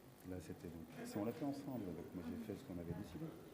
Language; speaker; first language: French; native; French